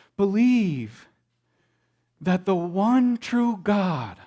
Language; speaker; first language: English; native; English